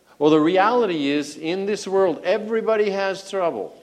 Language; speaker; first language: English; native; English